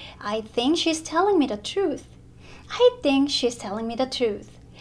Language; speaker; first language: English; non-native, fluent; Korean